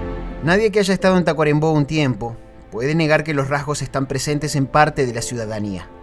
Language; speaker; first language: Spanish; native; Spanish